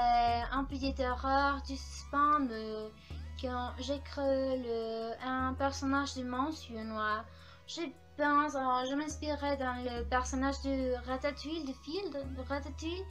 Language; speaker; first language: French; non-native, learner; Spanish